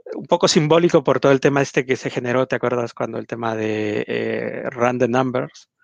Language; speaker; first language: Spanish; native; Spanish